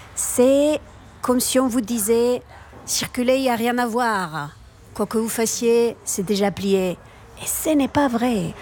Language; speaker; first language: French; non-native, fluent; Spanish